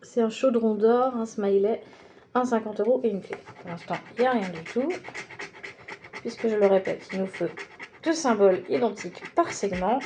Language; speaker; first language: French; native; French